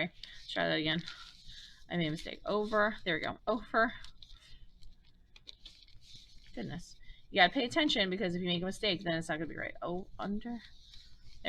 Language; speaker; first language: English; native; English